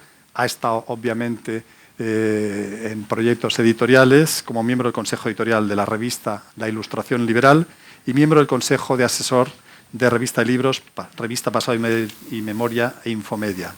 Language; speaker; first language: Spanish; native; Spanish